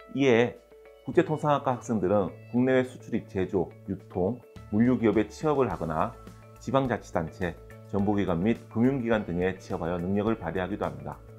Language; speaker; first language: Korean; native; Korean